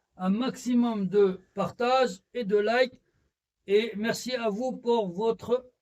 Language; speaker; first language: French; non-native, local second language; Arabic